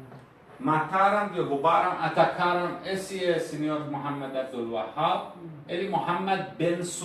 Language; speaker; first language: Portuguese; non-native, fluent; Persian